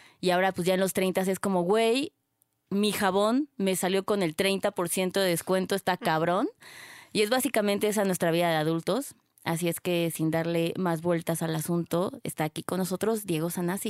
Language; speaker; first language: Spanish; native; Spanish